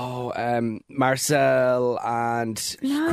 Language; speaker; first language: English; native; English